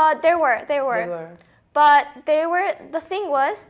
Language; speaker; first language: English; early bilingual, other home language; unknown